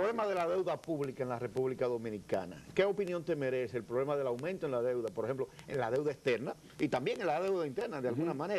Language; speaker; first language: Spanish; native; Spanish